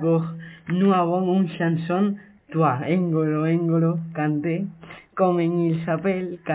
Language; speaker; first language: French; non-native, learner; Spanish